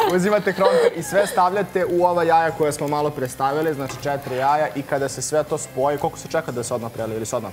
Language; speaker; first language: Serbian; native; Serbian